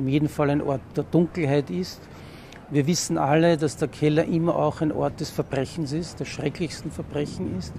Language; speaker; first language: German; native; German